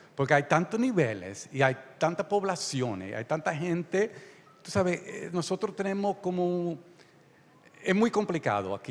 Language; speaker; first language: Spanish; early bilingual, heritage; Spanish